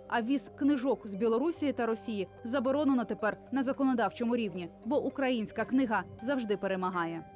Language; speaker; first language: Ukrainian; early bilingual, other home language; Russian